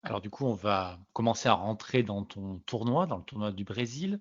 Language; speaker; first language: French; native; French